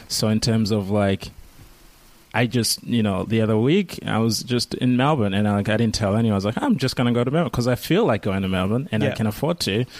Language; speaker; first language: English; non-native, local second language; Kinyarwanda